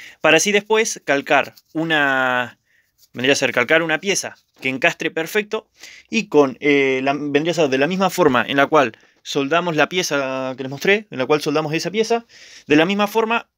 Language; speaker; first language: Spanish; native; Spanish